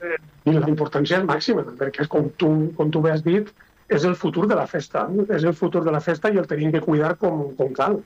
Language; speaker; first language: Catalan; native; Catalan